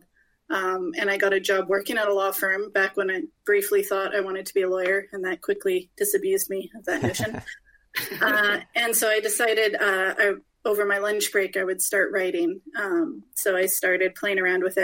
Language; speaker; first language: English; native; English